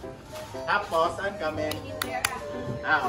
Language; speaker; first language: Filipino; non-native, local second language; Cebuano